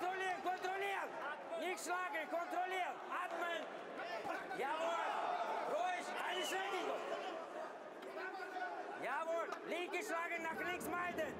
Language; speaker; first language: German; native; German